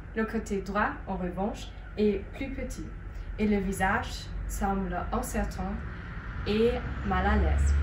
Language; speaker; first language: French; non-native, fluent; German